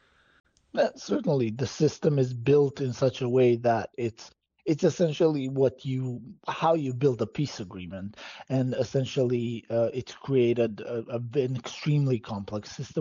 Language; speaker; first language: English; non-native, fluent; Bosnian